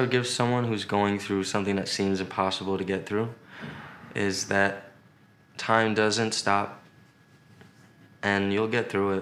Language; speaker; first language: English; native; English